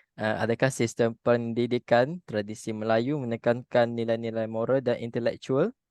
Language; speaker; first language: Malay; native; Malay